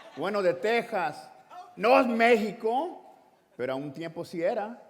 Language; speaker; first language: Spanish; early bilingual, heritage; Spanish